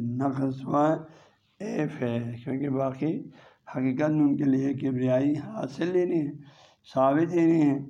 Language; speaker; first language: Urdu; non-native, local second language; Balti